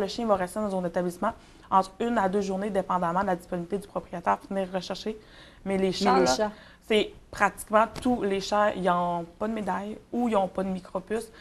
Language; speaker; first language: French; native; French